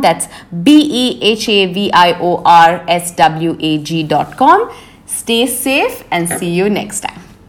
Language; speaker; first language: English; non-native, local second language; Hindi